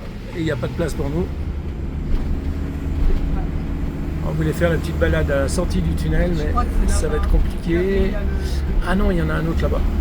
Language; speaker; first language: French; native; French